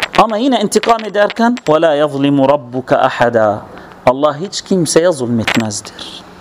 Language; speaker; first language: Turkish; non-native, fluent; Arabic